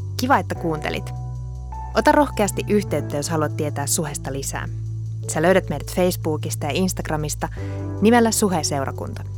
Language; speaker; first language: Finnish; native; Finnish